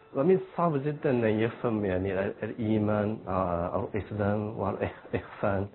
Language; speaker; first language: Arabic; non-native, learner; Japanese